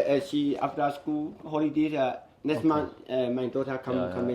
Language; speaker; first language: English; non-native, learner; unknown